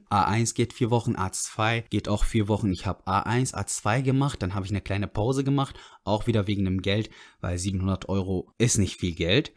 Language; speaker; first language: German; non-native, fluent; Arabic